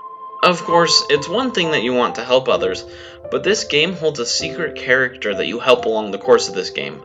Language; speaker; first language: English; native; English